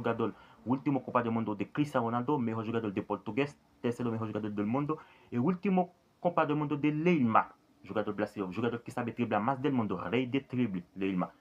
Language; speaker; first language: Spanish; non-native, learner; Haitian Creole